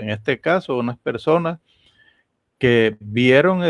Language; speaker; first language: Spanish; native; Spanish